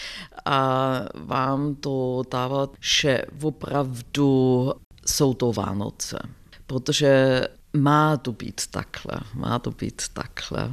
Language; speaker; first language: Czech; non-native, fluent; German